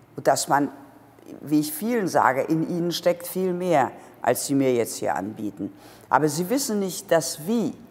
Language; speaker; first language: German; native; German